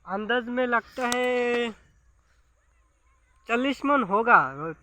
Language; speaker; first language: Hindi; non-native, local second language; Bangla